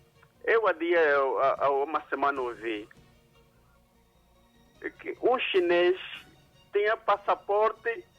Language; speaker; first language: Portuguese; non-native, local second language; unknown